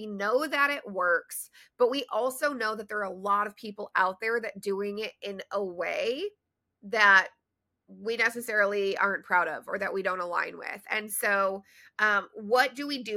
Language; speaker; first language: English; native; English